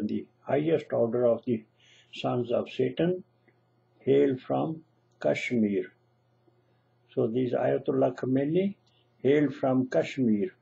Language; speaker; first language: English; non-native, local second language; Punjabi